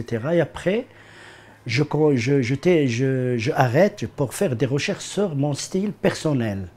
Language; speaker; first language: French; non-native, learner; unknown